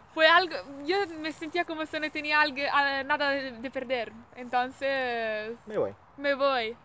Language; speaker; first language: Spanish; non-native, learner; Italian